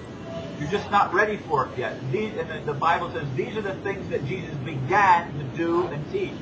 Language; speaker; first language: English; native; English